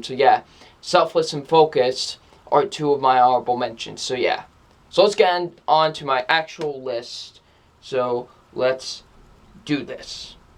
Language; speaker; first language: English; native; English